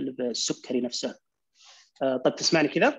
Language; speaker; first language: Arabic; native; Arabic